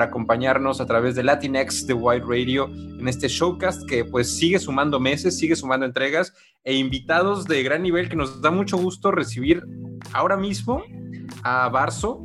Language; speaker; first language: Spanish; native; Spanish